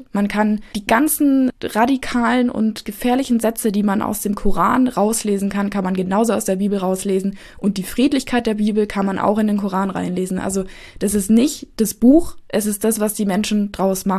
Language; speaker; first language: German; native; German